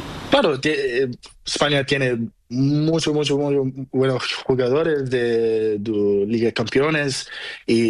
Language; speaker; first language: Spanish; non-native, learner; Portuguese